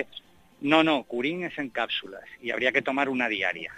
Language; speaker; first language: Spanish; native; Spanish